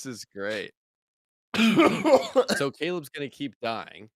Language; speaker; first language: English; native; English